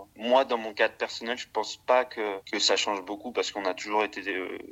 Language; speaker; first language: French; native; French